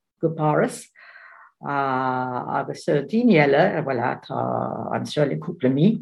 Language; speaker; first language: Irish; non-native, learner; Dutch